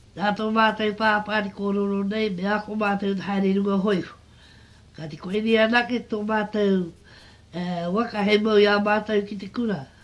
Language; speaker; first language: Māori; native; Māori